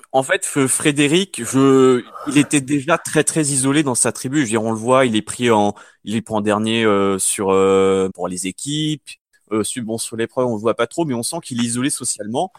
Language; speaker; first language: French; native; French